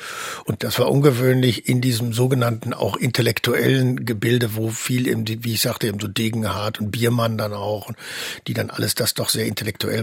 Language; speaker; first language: German; native; German